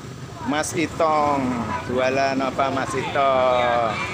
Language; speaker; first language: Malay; non-native, local second language; Javanese